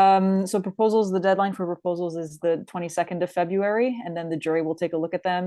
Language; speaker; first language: English; native; English